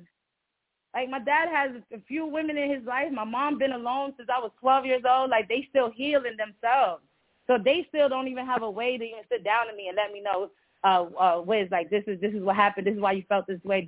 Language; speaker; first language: English; early bilingual, other home language; Spanish